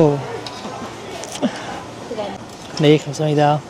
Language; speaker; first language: Korean; non-native, learner; Urdu